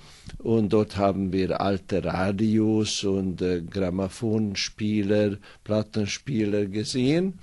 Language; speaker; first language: German; non-native, fluent; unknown